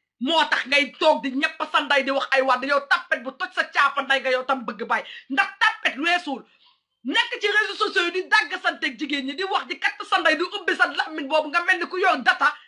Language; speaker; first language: Wolof; early bilingual, heritage; Wolof